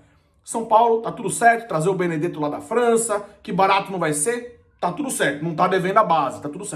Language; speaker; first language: Portuguese; native; Portuguese